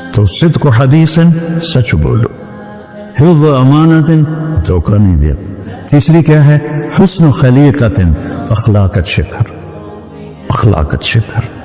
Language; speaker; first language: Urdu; non-native, local second language; Punjabi